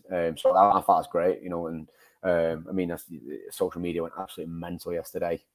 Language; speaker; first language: English; native; English